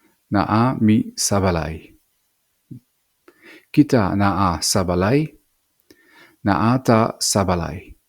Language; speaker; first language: Cebuano; non-native, fluent; English